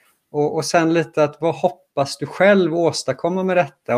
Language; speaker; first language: Swedish; native; Swedish